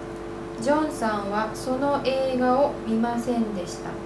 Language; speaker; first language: Japanese; non-native, learner; English